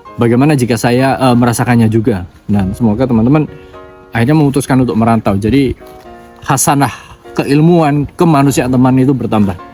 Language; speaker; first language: Indonesian; non-native, local second language; Javanese